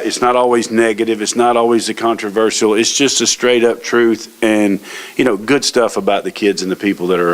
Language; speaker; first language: English; native; English